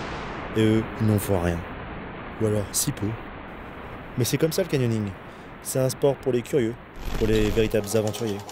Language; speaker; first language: French; native; French